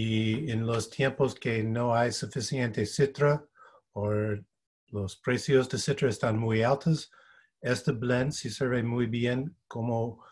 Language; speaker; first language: Spanish; non-native, fluent; English